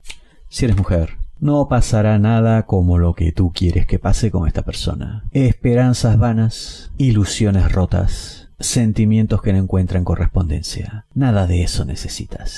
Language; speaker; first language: Spanish; native; Spanish